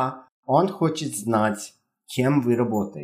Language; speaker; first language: Russian; non-native, fluent; English